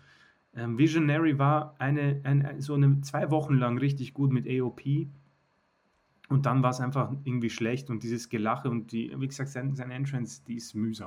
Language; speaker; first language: German; native; German